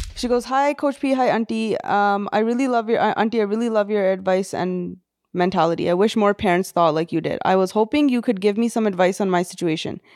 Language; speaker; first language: Punjabi; early bilingual, heritage; Punjabi